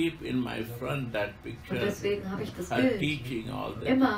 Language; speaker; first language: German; non-native, learner; Hindi